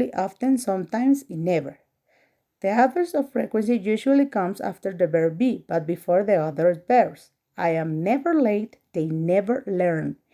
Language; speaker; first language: English; non-native, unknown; Spanish